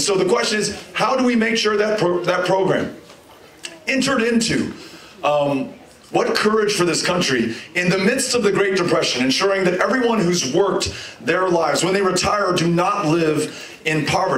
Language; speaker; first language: English; native; English